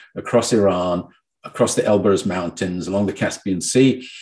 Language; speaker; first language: English; native; English